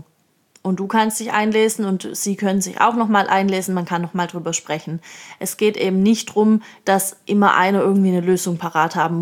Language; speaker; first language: German; native; German